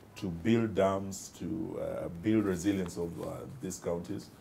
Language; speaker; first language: English; non-native, local second language; Luyia